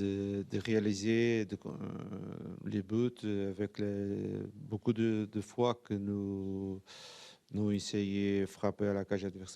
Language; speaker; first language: French; non-native, fluent; Portuguese